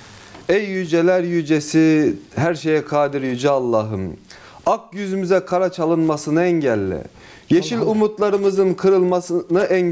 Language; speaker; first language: Turkish; native; Turkish